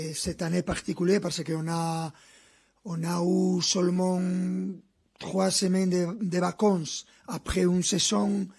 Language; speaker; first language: French; non-native, fluent; Spanish